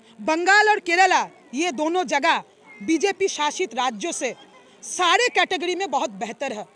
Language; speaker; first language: Hindi; non-native, local second language; Bangla